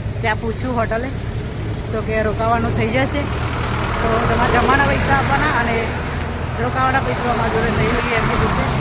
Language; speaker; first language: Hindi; non-native, local second language; Gujarati